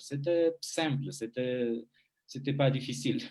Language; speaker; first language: French; non-native, fluent; Romanian